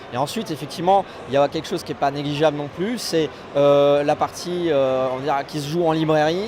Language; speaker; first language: French; native; French